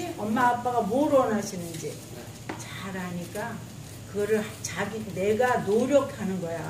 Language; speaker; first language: Korean; native; Korean